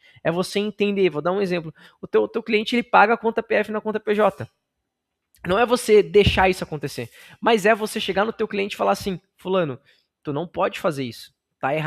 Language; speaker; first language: Portuguese; native; Portuguese